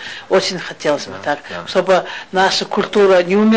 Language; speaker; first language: Russian; non-native, local second language; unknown